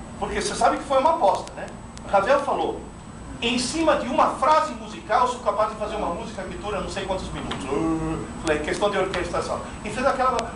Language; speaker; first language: Portuguese; non-native, fluent; Italian